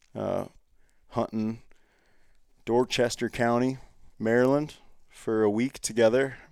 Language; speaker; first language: English; native; English